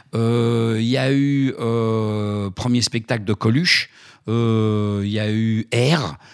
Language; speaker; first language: French; native; French